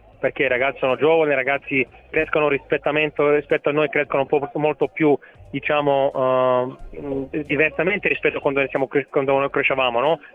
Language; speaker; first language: Italian; non-native, fluent; Bulgarian